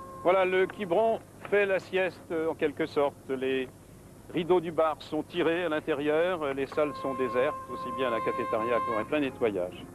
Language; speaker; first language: French; native; French